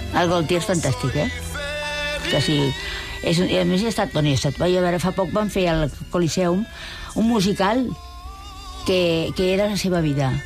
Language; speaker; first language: Catalan; non-native, local second language; Spanish